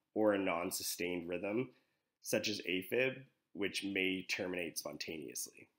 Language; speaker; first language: English; native; English